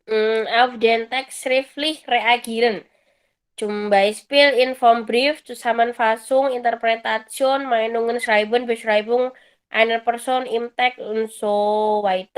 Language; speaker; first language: German; non-native, fluent; Indonesian